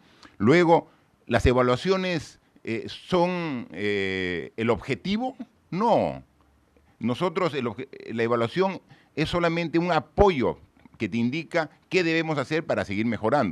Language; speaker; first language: Spanish; native; Spanish